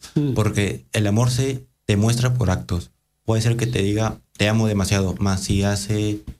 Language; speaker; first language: Spanish; native; Spanish